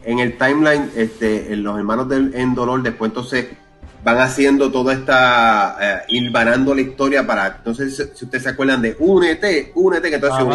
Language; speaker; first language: Spanish; native; Spanish